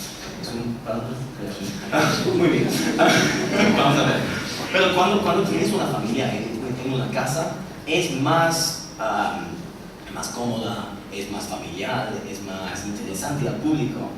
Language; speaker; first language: Spanish; non-native, fluent; English